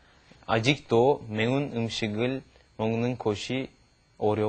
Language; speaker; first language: Korean; non-native, learner; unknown